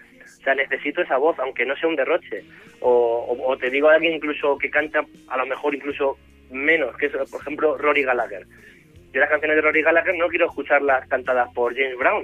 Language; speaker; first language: Spanish; native; Spanish